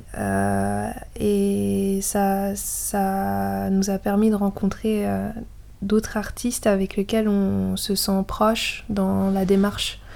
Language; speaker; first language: French; native; French